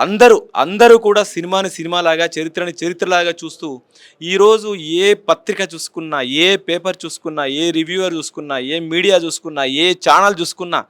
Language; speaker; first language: Telugu; native; Telugu